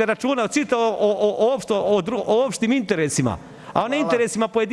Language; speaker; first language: Serbian; native; Serbian